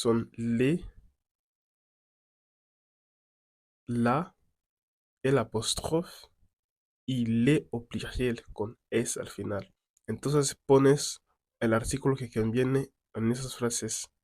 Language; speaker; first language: Spanish; non-native, fluent; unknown